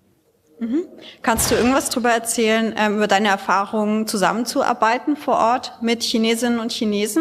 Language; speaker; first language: German; native; German